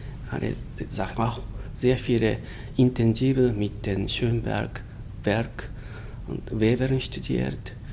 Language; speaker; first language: German; non-native, learner; Japanese